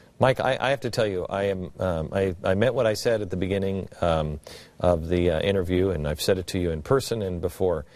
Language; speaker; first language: English; native; English